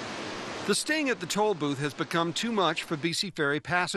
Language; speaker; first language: English; native; English